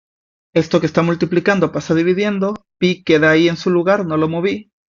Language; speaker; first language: Spanish; native; Spanish